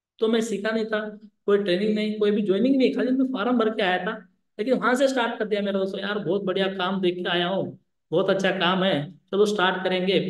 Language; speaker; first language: Hindi; non-native, local second language; Lambadi